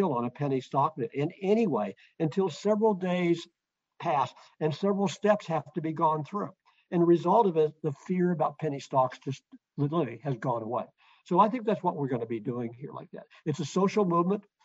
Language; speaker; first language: English; native; English